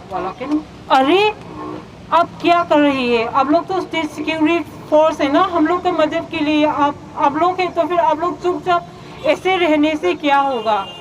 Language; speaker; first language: Hindi; non-native, local second language; Manipuri